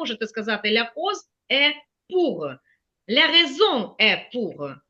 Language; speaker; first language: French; non-native, fluent; Ukrainian